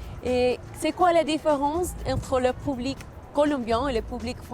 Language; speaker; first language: French; non-native, fluent; Spanish